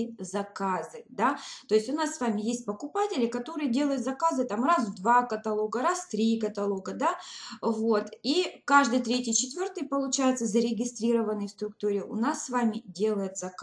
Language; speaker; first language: Russian; native; Russian